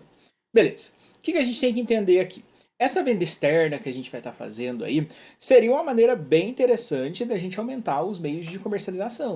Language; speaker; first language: Portuguese; native; Portuguese